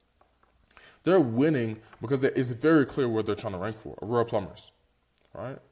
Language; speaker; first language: English; native; English